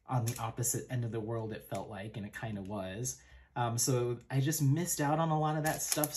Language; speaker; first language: English; native; English